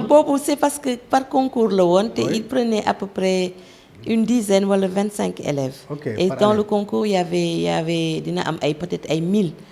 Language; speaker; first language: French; non-native, local second language; Wolof